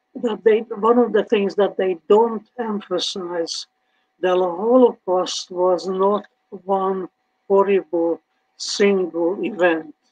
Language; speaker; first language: English; early bilingual, other home language; Hungarian